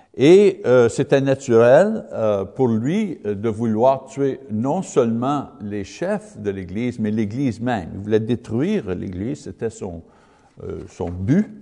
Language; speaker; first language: French; non-native, learner; English